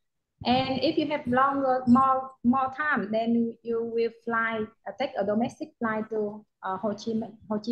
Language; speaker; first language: English; non-native, learner; Vietnamese